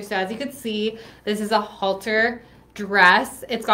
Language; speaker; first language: English; native; English